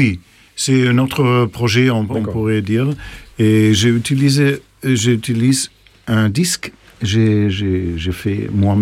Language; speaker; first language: French; non-native, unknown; German